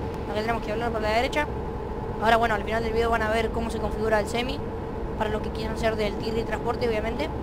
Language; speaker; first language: Spanish; native; Spanish